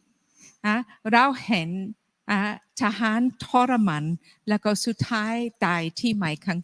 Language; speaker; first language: Thai; non-native, fluent; English